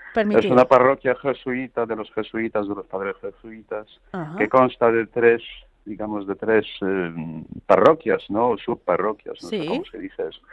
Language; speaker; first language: Spanish; non-native, fluent; Polish